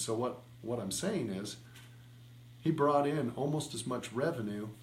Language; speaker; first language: English; native; English